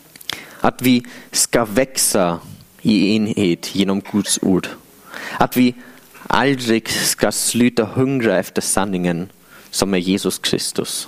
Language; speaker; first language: Swedish; non-native, fluent; English